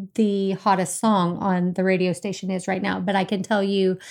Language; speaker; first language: English; native; English